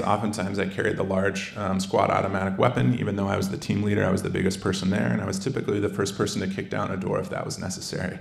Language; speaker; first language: English; native; English